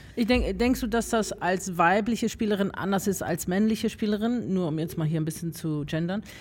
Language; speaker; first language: German; native; German